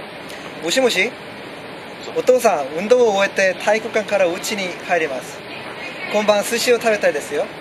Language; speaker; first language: Japanese; non-native, learner; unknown